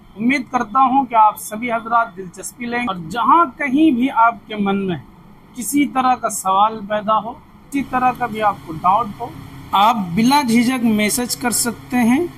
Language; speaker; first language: Urdu; native; Urdu